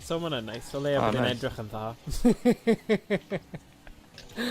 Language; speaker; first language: Welsh; non-native, local second language; English